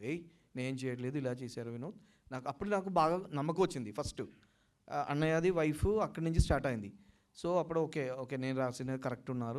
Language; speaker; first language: Telugu; non-native, fluent; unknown